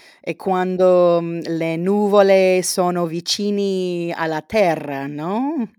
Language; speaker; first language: Italian; non-native, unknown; English